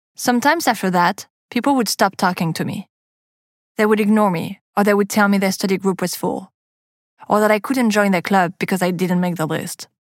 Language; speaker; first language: English; non-native, fluent; French